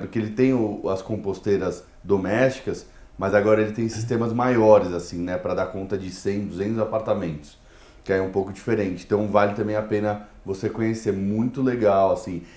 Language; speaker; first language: Portuguese; native; Portuguese